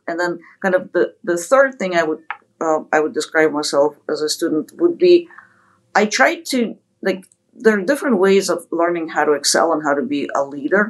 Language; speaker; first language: English; non-native, fluent; Ukrainian